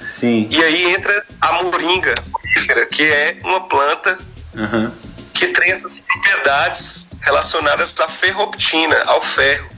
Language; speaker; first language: Portuguese; native; Portuguese